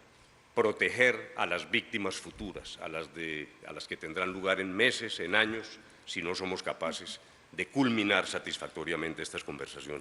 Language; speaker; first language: Spanish; native; Spanish